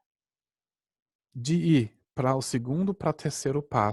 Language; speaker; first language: Portuguese; non-native, fluent; German